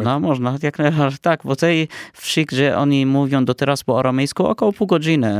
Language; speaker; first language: Polish; non-native, fluent; Arabic